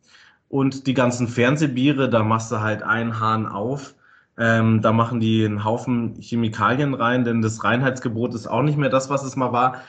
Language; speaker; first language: German; native; German